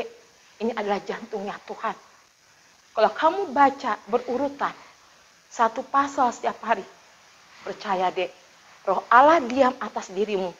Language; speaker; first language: Indonesian; native; Indonesian